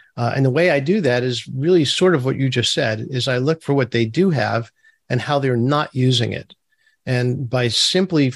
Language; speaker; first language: English; early bilingual, other home language; Turkish